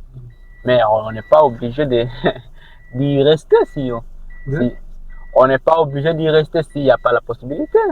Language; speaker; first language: French; non-native, local second language; Rundi